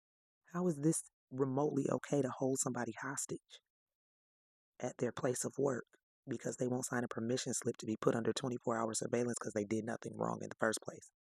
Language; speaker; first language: English; native; English